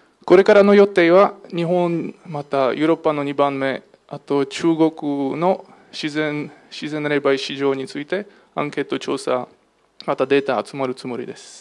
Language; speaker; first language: Japanese; non-native, fluent; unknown